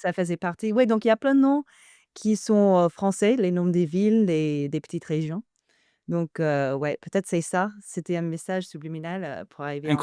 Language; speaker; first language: French; non-native, fluent; English